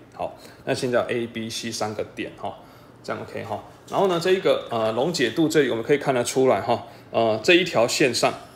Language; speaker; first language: Chinese; native; Chinese